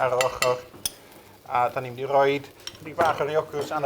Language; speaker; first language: Welsh; native; Welsh